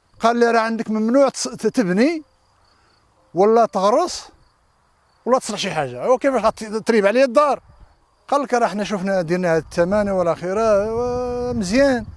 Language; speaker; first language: Arabic; non-native, local second language; Riffian